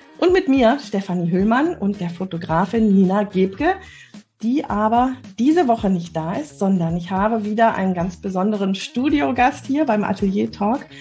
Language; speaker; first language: German; native; German